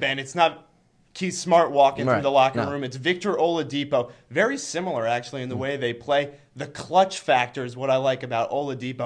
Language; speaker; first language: English; native; English